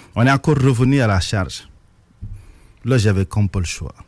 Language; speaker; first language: French; non-native, local second language; Wolof